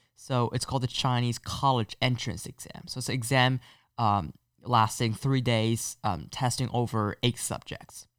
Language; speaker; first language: English; non-native, fluent; Chinese